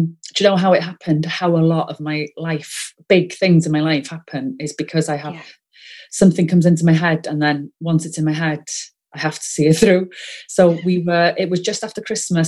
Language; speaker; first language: English; non-native, local second language; Welsh